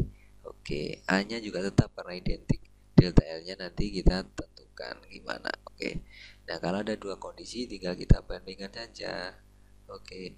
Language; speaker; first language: Indonesian; native; Indonesian